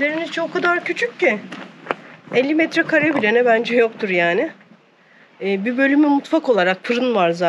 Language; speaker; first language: Turkish; native; Turkish